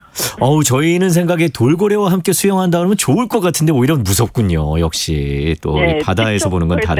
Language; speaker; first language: Korean; native; Korean